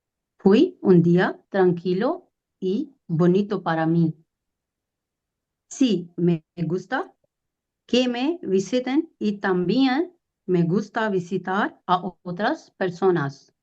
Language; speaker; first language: Spanish; non-native, learner; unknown